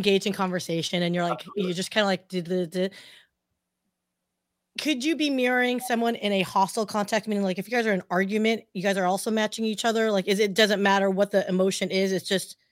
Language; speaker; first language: English; native; English